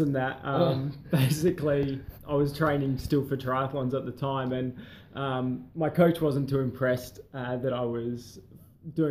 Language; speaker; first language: English; native; English